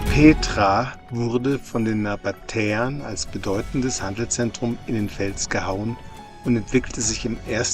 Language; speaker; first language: German; native; German